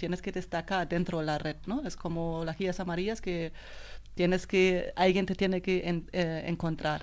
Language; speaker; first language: Spanish; non-native, fluent; German